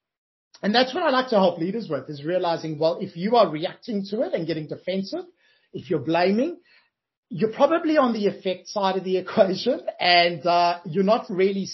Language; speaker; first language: English; native; English